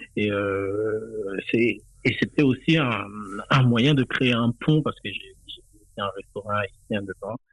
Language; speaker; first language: French; non-native, local second language; Haitian Creole